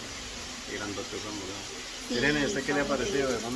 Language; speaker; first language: Spanish; native; Spanish